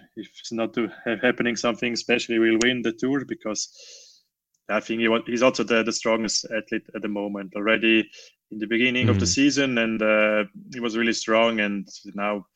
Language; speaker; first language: English; non-native, learner; Romansh